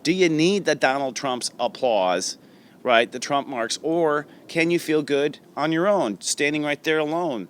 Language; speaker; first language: English; native; English